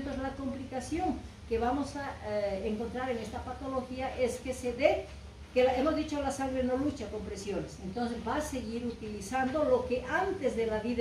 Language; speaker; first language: Spanish; native; Spanish